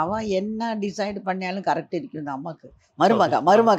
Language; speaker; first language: Tamil; non-native, learner; Malayalam